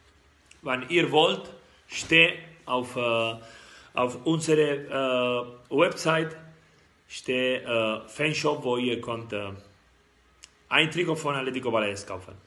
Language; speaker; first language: German; non-native, learner; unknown